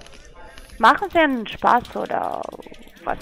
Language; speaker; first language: German; non-native, learner; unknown